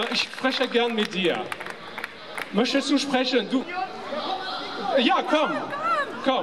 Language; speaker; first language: German; non-native, fluent; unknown